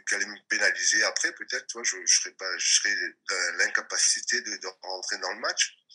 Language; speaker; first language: French; non-native, local second language; Réunion Creole French